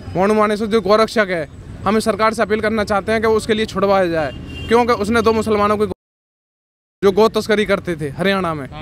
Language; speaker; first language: Hindi; native; Hindi